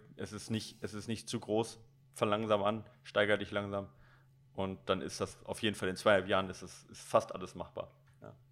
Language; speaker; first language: German; native; German